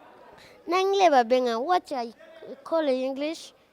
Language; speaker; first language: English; non-native, learner; Lingala